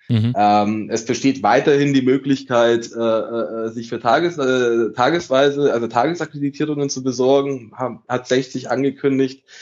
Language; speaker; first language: German; early bilingual, other home language; Italian